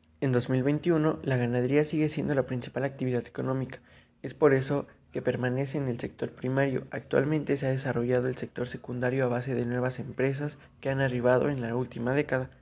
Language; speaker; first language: Spanish; native; Spanish